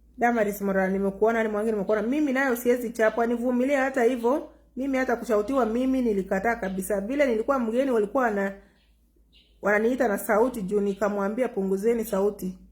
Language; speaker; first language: Swahili; non-native, local second language; Gusii